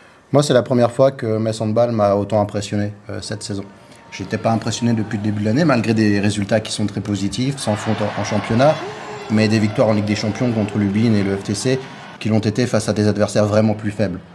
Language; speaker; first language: French; native; French